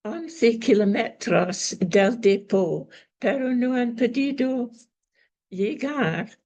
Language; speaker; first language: Spanish; non-native, learner; English